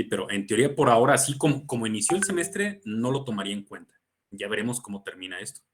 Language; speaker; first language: Spanish; native; Spanish